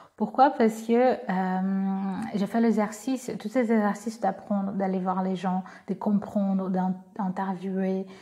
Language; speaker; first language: French; non-native, fluent; Portuguese